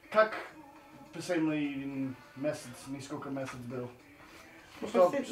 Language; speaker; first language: Russian; non-native, learner; English